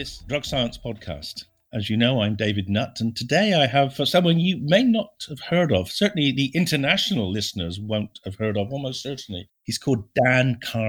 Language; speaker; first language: English; native; English